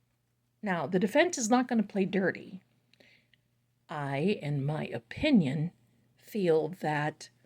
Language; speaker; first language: English; native; English